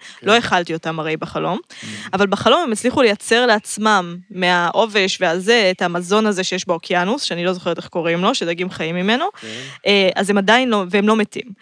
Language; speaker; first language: Hebrew; native; Hebrew